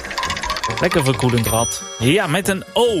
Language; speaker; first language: Dutch; native; Dutch